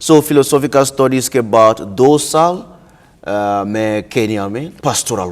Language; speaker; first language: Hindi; non-native, learner; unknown